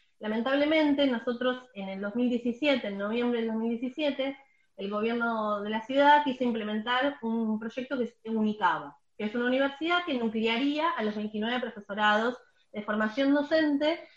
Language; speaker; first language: Spanish; native; Spanish